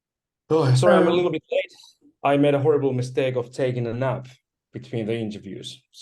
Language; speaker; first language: English; non-native, fluent; Finnish